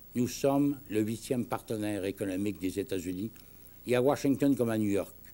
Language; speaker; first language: French; native; French